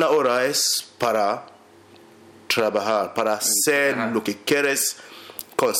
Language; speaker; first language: Spanish; non-native, learner; English